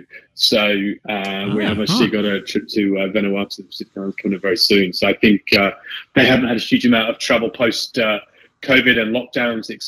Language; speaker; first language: English; native; English